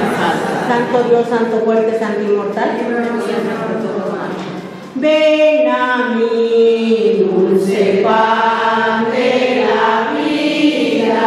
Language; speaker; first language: Spanish; native; Spanish